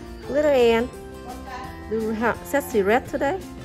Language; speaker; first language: English; non-native, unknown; Vietnamese